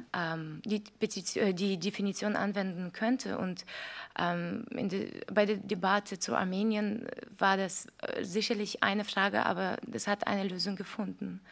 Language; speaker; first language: German; non-native, fluent; Ukrainian